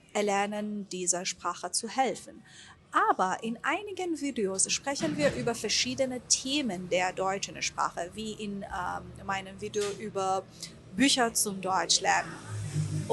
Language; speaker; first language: German; non-native, fluent; Persian